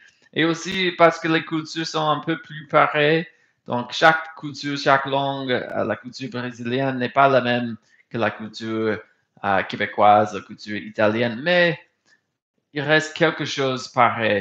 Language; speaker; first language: French; non-native, fluent; English